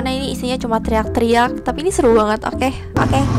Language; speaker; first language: Indonesian; native; Indonesian